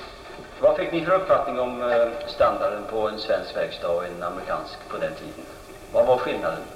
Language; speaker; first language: Swedish; native; Swedish